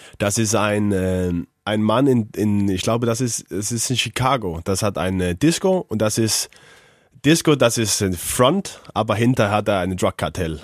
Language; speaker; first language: German; non-native, learner; Faroese